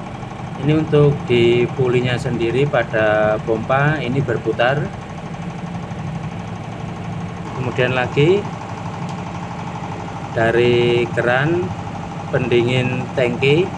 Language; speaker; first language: Indonesian; non-native, local second language; Javanese